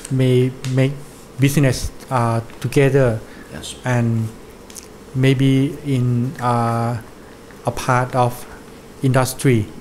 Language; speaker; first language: English; non-native, learner; Thai